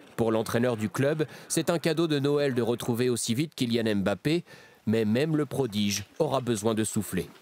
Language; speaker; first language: French; native; French